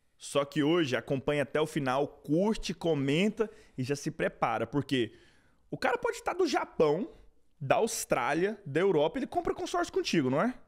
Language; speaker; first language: Portuguese; native; Portuguese